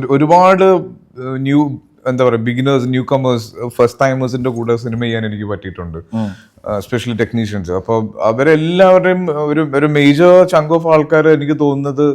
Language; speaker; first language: Malayalam; native; Malayalam